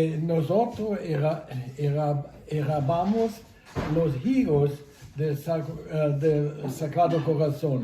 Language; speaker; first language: Spanish; non-native, fluent; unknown